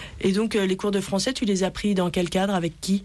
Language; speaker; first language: French; native; French